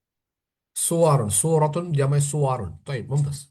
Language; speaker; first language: Arabic; non-native, fluent; Indonesian